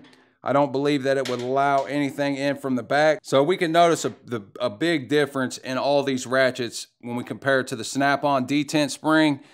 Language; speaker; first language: English; native; English